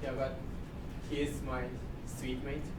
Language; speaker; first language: English; non-native, learner; Japanese